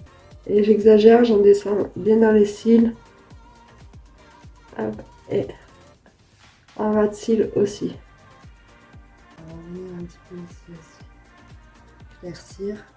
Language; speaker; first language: French; native; French